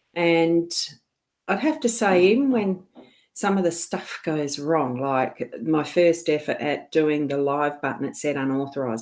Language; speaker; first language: English; native; English